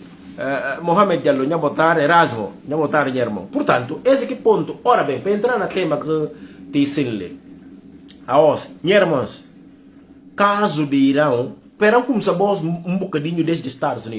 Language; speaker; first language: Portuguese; non-native, local second language; Upper Guinea Crioulo